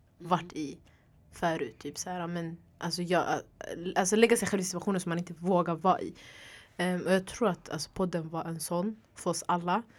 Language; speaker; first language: Swedish; early bilingual, other home language; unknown